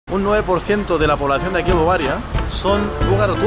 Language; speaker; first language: Spanish; native; Spanish